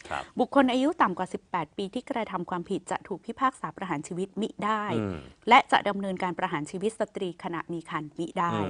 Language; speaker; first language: Thai; native; Thai